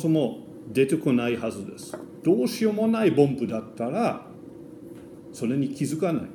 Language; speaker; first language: Japanese; non-native, fluent; German